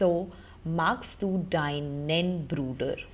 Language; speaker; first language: German; non-native, fluent; Hindi